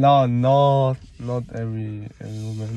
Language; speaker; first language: English; non-native, learner; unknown